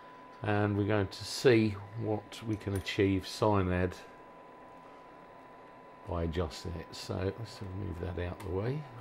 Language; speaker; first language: English; native; English